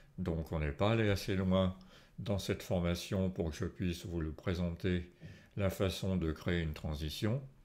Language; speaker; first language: French; native; French